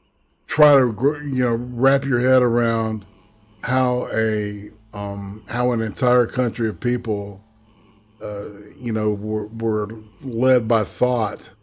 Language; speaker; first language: English; native; English